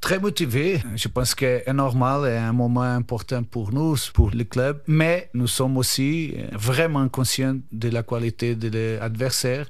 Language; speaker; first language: French; non-native, fluent; Portuguese